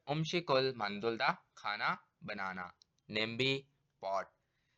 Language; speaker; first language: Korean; non-native, fluent; Urdu